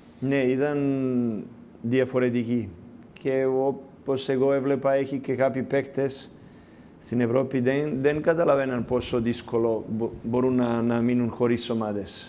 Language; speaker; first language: Greek; non-native, learner; Serbian